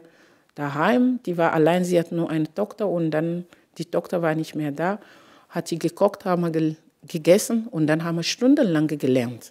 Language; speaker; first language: German; non-native, fluent; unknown